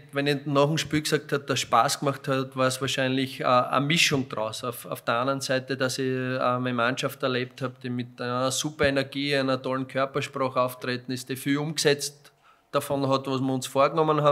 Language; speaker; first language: German; native; German